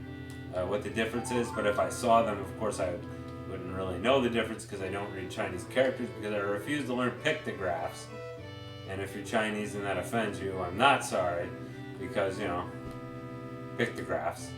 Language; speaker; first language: English; native; English